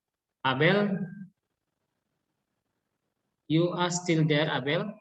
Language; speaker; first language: English; non-native, learner; Indonesian